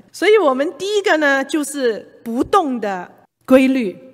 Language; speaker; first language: Chinese; non-native, local second language; Cantonese